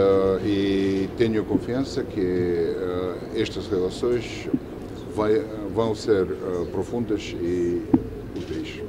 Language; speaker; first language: Portuguese; non-native, fluent; Georgian